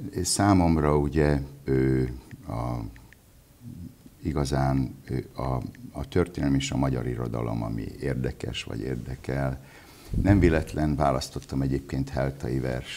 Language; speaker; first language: Hungarian; native; Hungarian